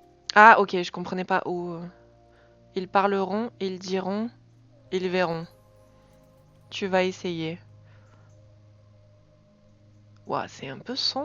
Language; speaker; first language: French; native; French